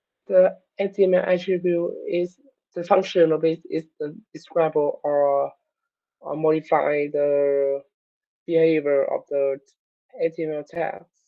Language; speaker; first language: English; non-native, learner; Vietnamese